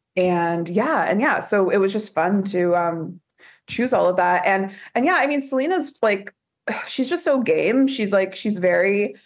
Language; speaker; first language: English; native; English